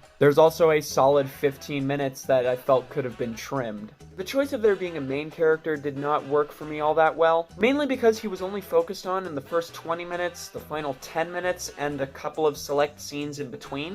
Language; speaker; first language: English; native; English